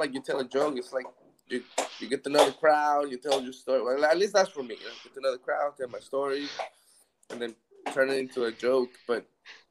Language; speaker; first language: English; non-native, fluent; Spanish